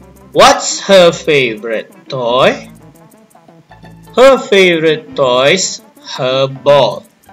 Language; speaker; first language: English; non-native, local second language; Malay